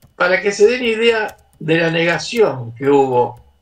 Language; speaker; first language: Spanish; native; Spanish